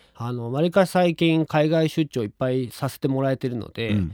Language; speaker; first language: Japanese; native; Japanese